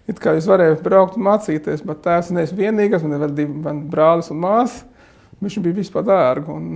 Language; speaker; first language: Latvian; non-native, fluent; Arabic